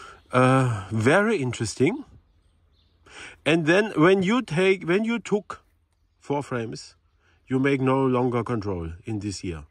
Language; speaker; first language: English; non-native, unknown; German